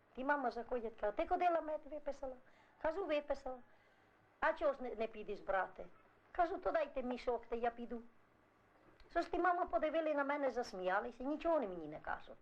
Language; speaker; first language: Ukrainian; non-native, fluent; Italian